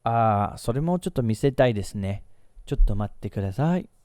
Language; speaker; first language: Japanese; non-native, fluent; English